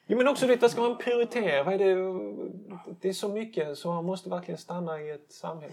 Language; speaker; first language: Swedish; early bilingual, other home language; Turkish